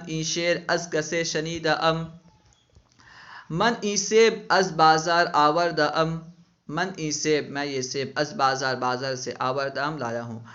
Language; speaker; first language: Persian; non-native, fluent; Urdu